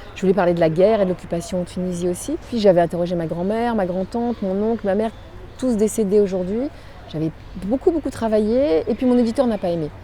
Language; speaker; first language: French; native; French